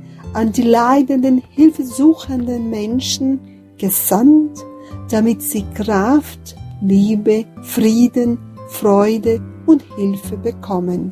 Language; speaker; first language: German; non-native, fluent; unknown